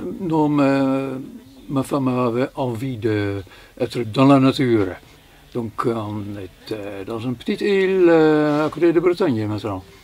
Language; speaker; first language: French; non-native, fluent; Dutch